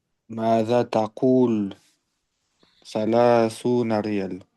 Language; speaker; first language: Arabic; non-native, learner; French